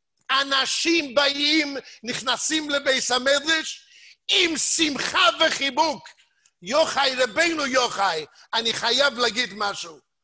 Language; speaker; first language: Hebrew; non-native, fluent; English